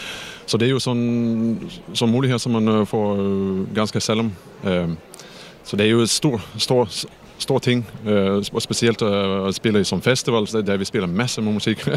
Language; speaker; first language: Danish; non-native, fluent; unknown